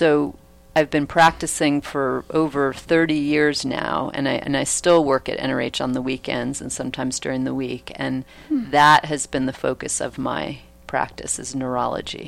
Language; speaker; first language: English; native; English